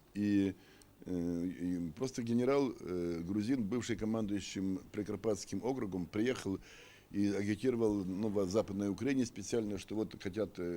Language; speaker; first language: Russian; non-native, local second language; Ukrainian